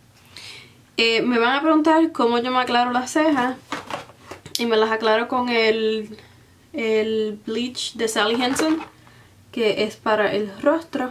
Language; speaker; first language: Spanish; early bilingual, heritage; Spanish